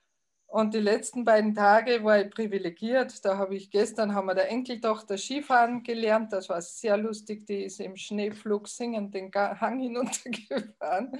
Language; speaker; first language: German; native; German